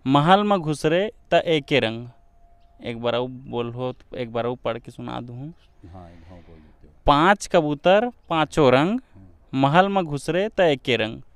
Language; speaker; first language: Hindi; native; Hindi